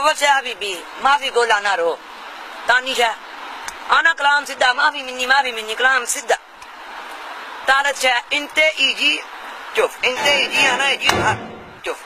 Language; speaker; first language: Arabic; non-native, learner; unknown